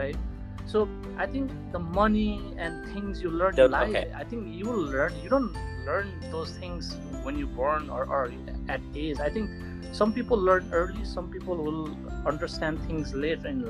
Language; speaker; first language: English; non-native, local second language; Nepali